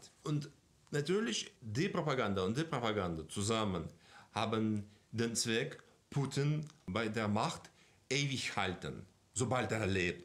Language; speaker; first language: German; non-native, fluent; Russian